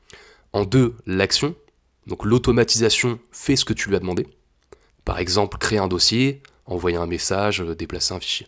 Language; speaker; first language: French; native; French